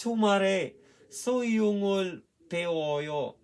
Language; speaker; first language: Korean; non-native, learner; Filipino